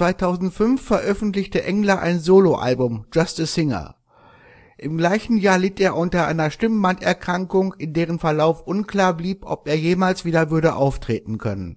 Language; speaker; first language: German; native; German